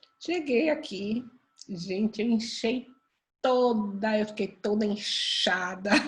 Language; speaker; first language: Portuguese; native; Portuguese